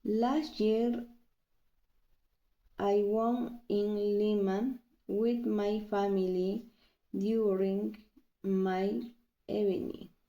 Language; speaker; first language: English; non-native, learner; Spanish